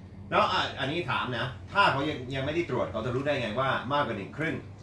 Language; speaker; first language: Thai; non-native, fluent; English